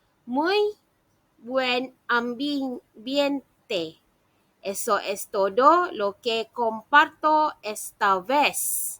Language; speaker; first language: Spanish; non-native, learner; Malay